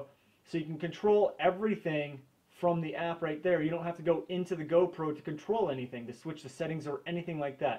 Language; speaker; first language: English; native; English